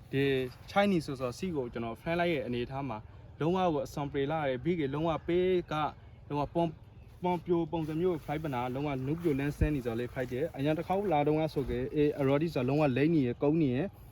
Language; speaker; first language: Burmese; native; Burmese